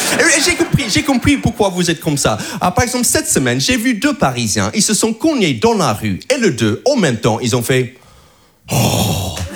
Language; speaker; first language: French; non-native, fluent; English